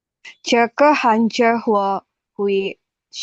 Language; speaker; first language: Chinese; non-native, learner; Indonesian